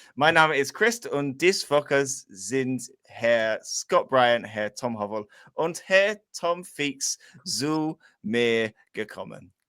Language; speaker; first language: German; non-native, learner; English